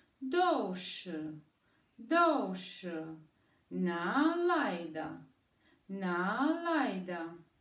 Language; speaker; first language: Chinese; non-native, learner; Bulgarian